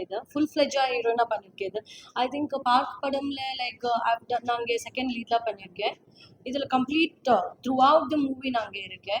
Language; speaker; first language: Tamil; non-native, fluent; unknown